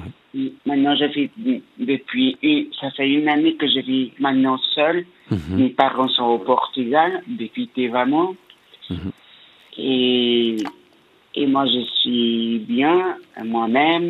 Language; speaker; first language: French; non-native, learner; Portuguese